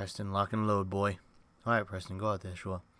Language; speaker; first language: English; native; English